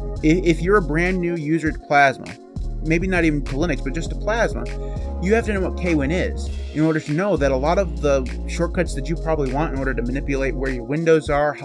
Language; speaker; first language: English; native; English